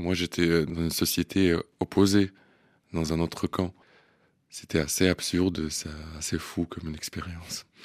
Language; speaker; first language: French; non-native, fluent; Russian